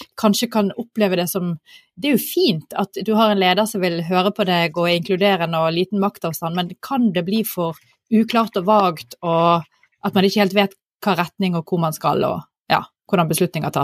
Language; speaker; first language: Norwegian; native; Norwegian